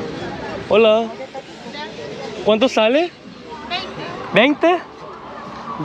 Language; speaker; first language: Spanish; non-native, learner; Thai